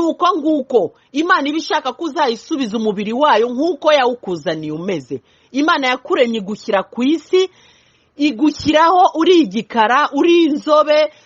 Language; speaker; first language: Kinyarwanda; early bilingual, heritage; Kinyarwanda